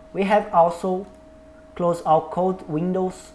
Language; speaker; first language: English; non-native, learner; Portuguese